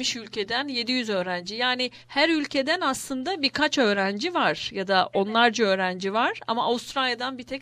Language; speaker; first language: Turkish; native; Turkish